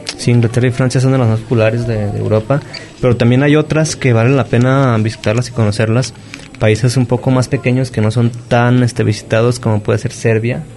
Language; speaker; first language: Spanish; native; Spanish